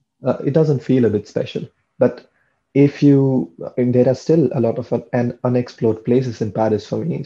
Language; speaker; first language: English; non-native, local second language; Tamil